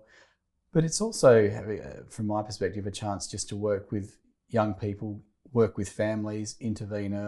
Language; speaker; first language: English; native; English